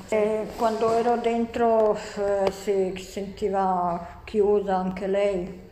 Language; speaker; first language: Italian; non-native, learner; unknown